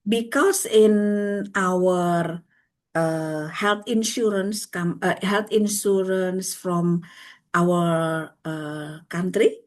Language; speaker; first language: English; non-native, learner; Indonesian